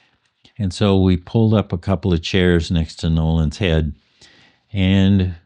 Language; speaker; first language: English; native; English